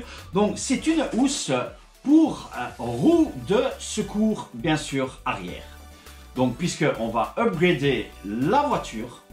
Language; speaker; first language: French; native; French